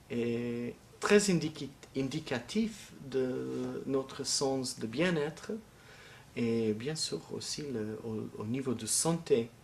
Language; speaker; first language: French; non-native, fluent; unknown